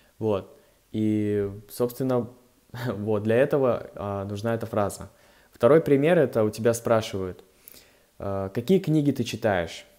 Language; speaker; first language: Russian; native; Russian